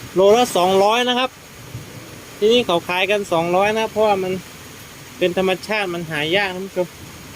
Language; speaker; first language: Thai; native; Thai